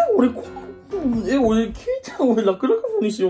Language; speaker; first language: Japanese; native; Japanese